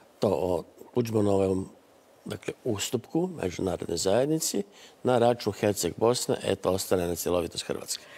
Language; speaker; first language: Croatian; native; Croatian